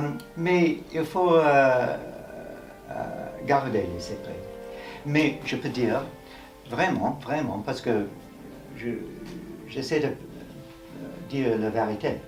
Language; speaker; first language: French; non-native, fluent; English